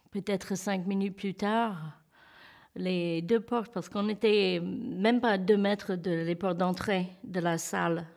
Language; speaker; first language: French; non-native, fluent; English